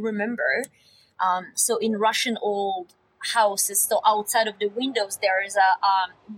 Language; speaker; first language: English; non-native, fluent; Russian